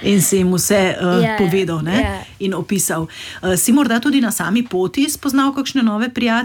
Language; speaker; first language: Slovenian; native; Slovenian